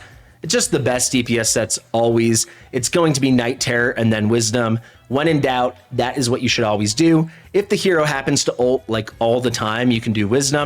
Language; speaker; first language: English; native; English